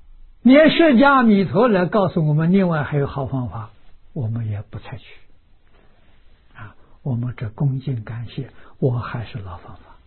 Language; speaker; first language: Chinese; native; Chinese